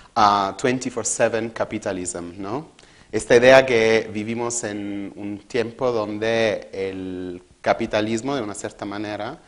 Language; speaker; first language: Spanish; non-native, fluent; Italian